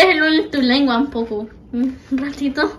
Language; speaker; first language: Spanish; early bilingual, heritage; Spanish